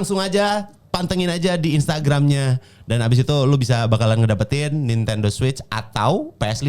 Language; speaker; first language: Indonesian; native; Indonesian